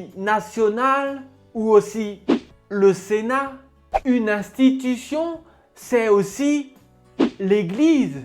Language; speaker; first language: French; native; French